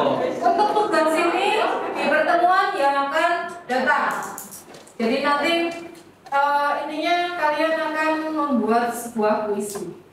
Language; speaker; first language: Indonesian; native; Indonesian